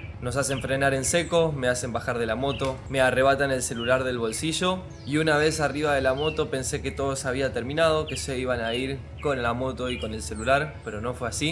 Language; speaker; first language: Spanish; native; Spanish